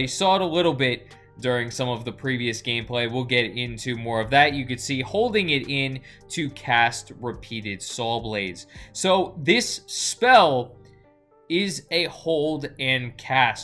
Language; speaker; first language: English; native; English